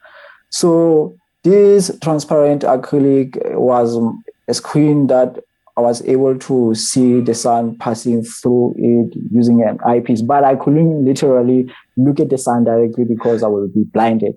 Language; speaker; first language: English; non-native, local second language; Southern Sotho